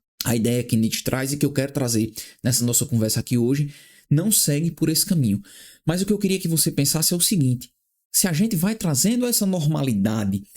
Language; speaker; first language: Portuguese; native; Portuguese